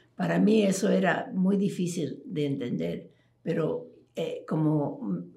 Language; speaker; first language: Spanish; early bilingual, heritage; Spanish